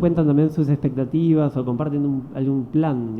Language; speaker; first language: Spanish; native; Spanish